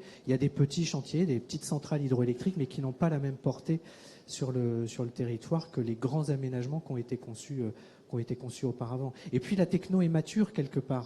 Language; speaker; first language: French; native; French